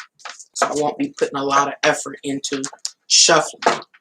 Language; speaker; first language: English; native; English